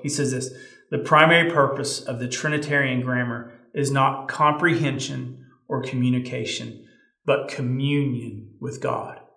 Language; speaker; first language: English; native; English